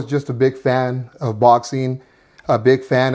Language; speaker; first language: English; early bilingual, other home language; Spanish